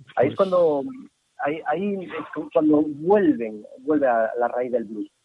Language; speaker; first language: Spanish; native; Spanish